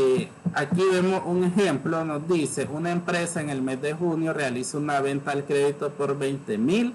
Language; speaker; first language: Spanish; native; Spanish